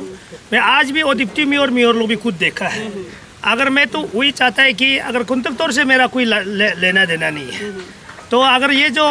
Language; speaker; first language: Hindi; non-native, local second language; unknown